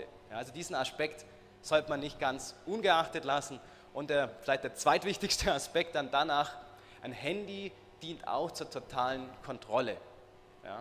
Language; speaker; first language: German; native; German